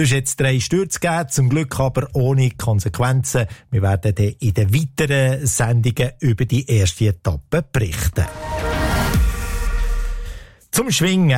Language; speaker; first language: German; native; German